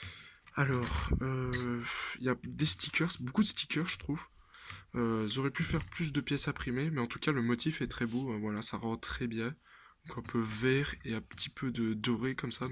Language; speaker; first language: French; native; French